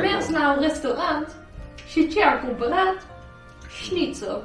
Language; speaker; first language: Romanian; non-native, learner; Dutch